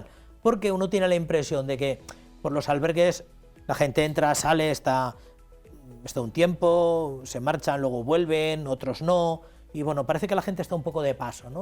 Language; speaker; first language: Spanish; native; Spanish